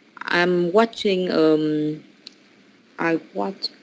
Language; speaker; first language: English; non-native, learner; Vietnamese